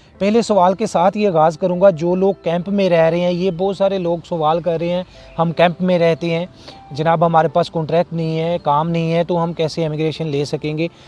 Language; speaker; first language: Urdu; non-native, local second language; Punjabi